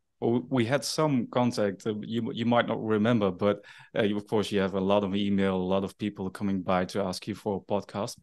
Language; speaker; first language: English; non-native, fluent; Dutch